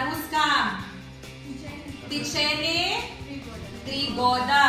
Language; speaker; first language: Russian; non-native, learner; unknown